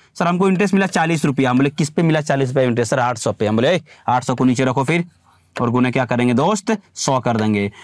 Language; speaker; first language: Hindi; native; Hindi